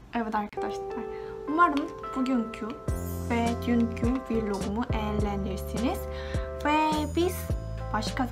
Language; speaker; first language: Turkish; non-native, fluent; Korean